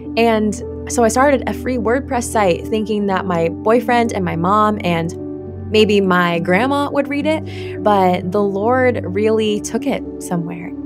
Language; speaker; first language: English; native; English